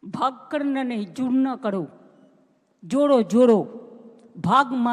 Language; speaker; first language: Hindi; non-native, local second language; Bangla